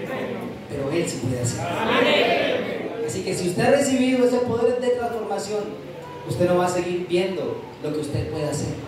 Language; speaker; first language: Spanish; native; Spanish